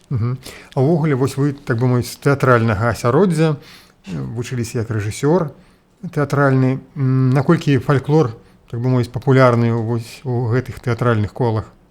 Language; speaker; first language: Belarusian; native; Belarusian